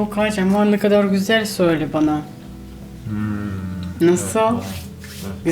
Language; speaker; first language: Turkish; non-native, fluent; Russian